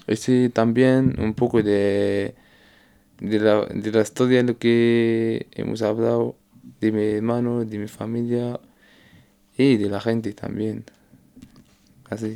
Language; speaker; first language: Spanish; non-native, learner; Arabic